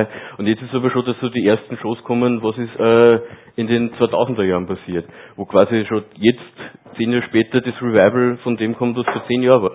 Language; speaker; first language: German; native; German